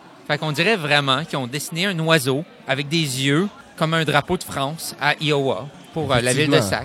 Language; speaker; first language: French; native; French